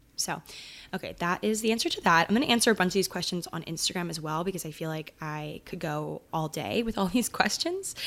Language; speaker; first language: English; early bilingual, other home language; Italian